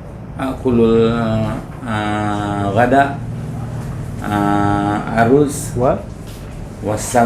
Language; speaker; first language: Arabic; non-native, learner; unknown